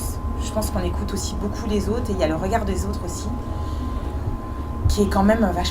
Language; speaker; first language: French; native; French